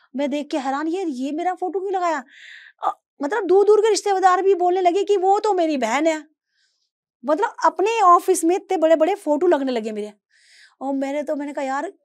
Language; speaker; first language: Hindi; native; Hindi